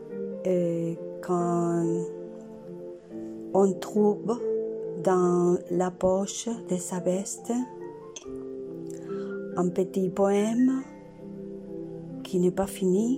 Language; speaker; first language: French; non-native, learner; Spanish